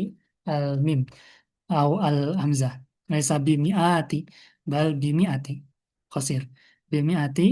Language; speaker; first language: Arabic; non-native, fluent; Indonesian